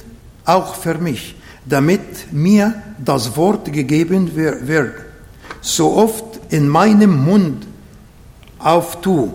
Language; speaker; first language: German; non-native, fluent; Arabic